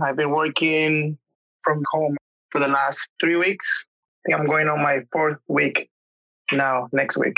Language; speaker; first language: English; non-native, fluent; Spanish